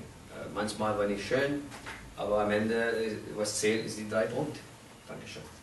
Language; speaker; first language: German; non-native, fluent; English